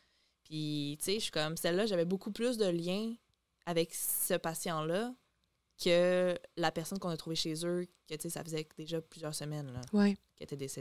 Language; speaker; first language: French; native; French